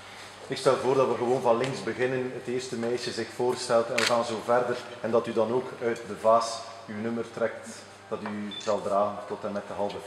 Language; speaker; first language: Dutch; native; Dutch